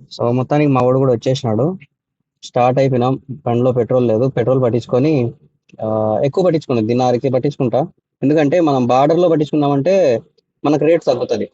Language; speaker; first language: Telugu; non-native, local second language; Urdu